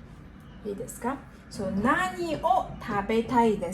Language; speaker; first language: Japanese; non-native, fluent; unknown